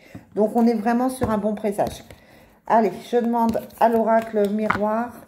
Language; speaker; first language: French; native; French